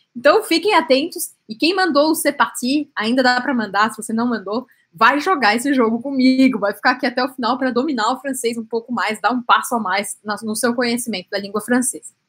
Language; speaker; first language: Portuguese; native; Portuguese